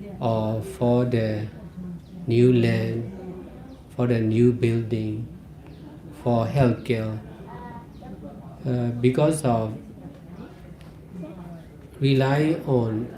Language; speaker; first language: English; non-native, fluent; Burmese